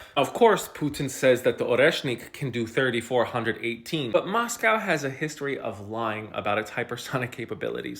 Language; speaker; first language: English; native; English